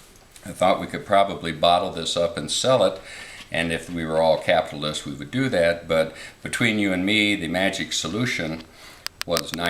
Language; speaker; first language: English; native; English